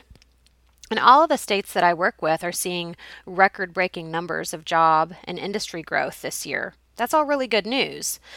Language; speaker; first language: English; native; English